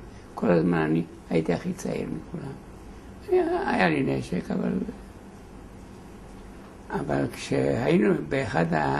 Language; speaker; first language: Hebrew; non-native, fluent; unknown